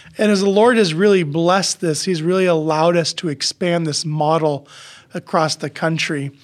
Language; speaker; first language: English; native; English